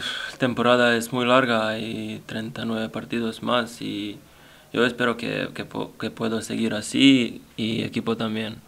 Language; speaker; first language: Spanish; non-native, learner; Serbian